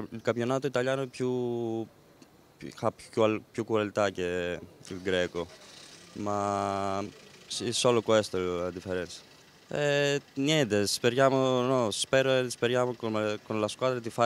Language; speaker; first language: Italian; non-native, learner; Greek